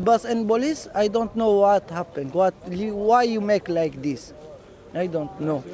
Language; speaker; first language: English; non-native, learner; Arabic